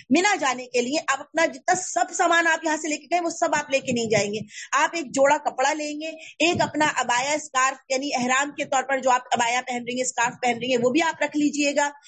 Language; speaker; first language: Urdu; native; Urdu